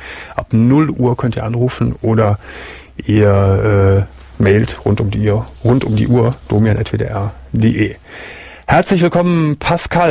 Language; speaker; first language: German; native; German